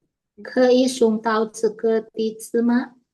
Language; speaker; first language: Chinese; non-native, learner; Indonesian